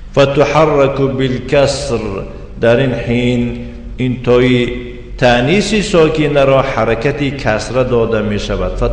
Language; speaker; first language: Persian; native; Persian